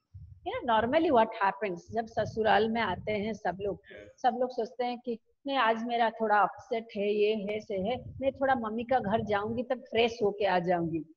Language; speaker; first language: Hindi; non-native, local second language; Odia